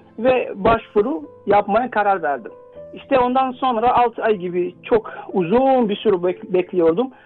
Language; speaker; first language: Turkish; non-native, fluent; Indonesian